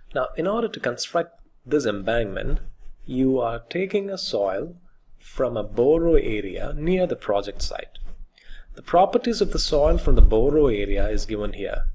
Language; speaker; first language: English; non-native, local second language; Malayalam